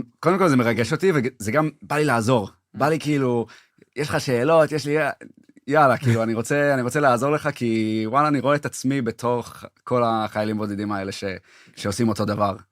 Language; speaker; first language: Hebrew; early bilingual, heritage; English